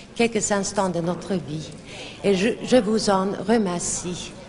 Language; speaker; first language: French; non-native, fluent; Swedish